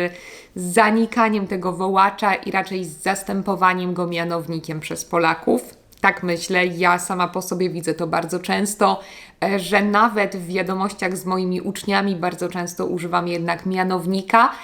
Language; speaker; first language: Polish; native; Polish